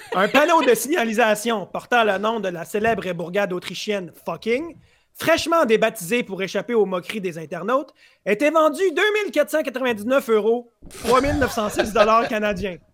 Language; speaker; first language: French; native; French